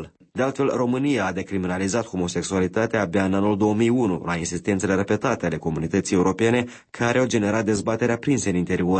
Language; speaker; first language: Romanian; native; Romanian